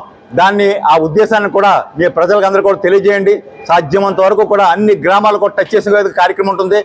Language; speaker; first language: Telugu; native; Telugu